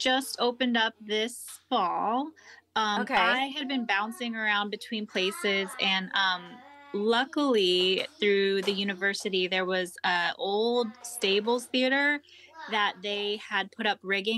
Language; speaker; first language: English; native; English